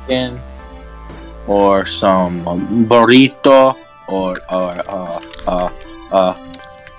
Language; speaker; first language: English; native; English